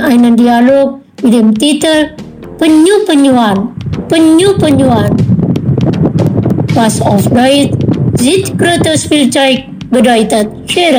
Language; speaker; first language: German; non-native, learner; Indonesian